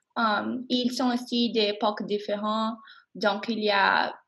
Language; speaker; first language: French; non-native, learner; English